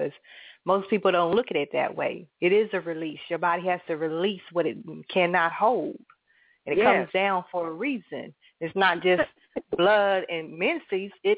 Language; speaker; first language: English; native; English